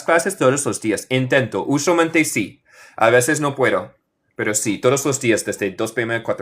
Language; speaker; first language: Spanish; non-native, fluent; English